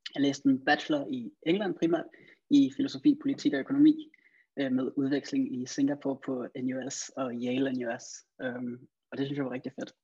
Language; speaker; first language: Danish; native; Danish